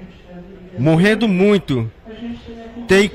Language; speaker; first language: Portuguese; non-native, local second language; Yanomámi